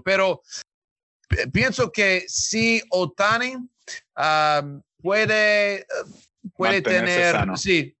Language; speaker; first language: Spanish; non-native, learner; English